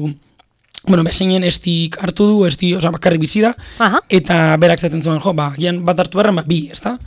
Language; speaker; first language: Basque; native; Basque